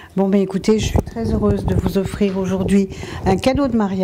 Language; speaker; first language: French; native; French